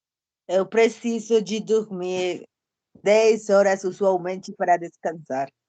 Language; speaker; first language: Portuguese; non-native, fluent; Spanish